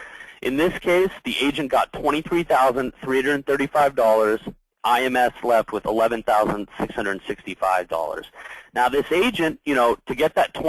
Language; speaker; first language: English; native; English